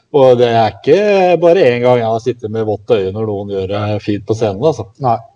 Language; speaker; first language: Norwegian; native; Norwegian